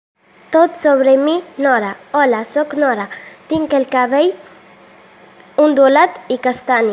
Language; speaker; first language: Catalan; non-native, learner; Arabic